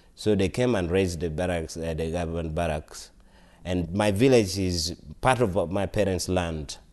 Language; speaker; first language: English; non-native, local second language; Acoli